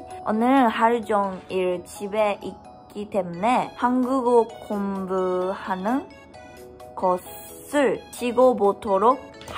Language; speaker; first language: Korean; non-native, learner; Japanese